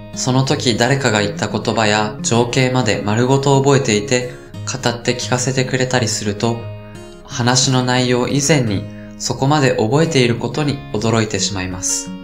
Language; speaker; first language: Japanese; native; Japanese